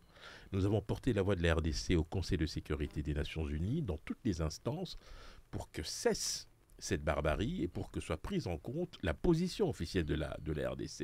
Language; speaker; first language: French; native; French